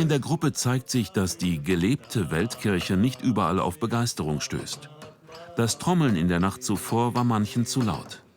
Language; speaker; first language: German; native; German